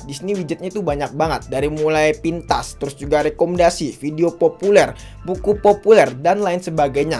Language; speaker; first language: Indonesian; native; Indonesian